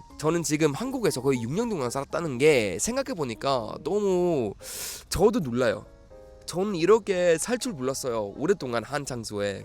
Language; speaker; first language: Korean; non-native, fluent; Swedish